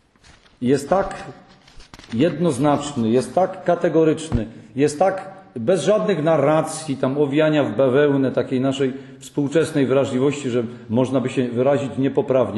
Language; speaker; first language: Polish; native; Polish